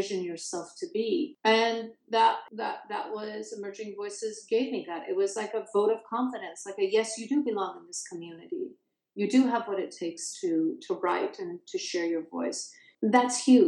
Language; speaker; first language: English; early bilingual, other home language; Persian